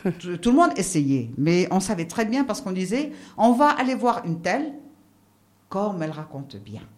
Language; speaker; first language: French; non-native, local second language; Arabic